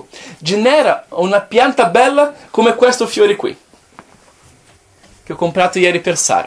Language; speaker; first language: Italian; non-native, fluent; Portuguese